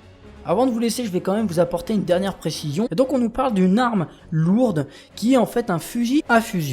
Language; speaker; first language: French; native; French